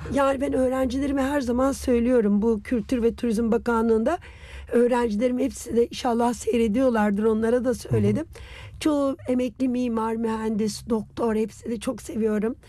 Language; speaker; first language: Turkish; non-native, fluent; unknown